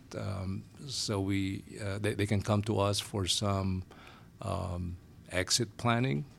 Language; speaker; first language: English; non-native, local second language; Filipino